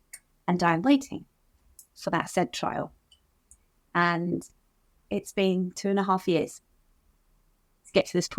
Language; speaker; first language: English; native; English